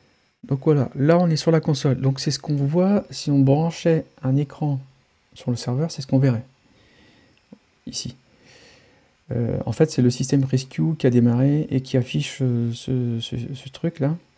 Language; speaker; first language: French; native; French